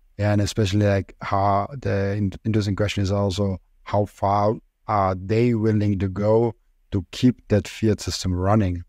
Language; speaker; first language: English; non-native, fluent; German